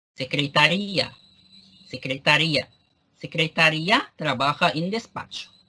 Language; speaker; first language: Spanish; non-native, fluent; Arabic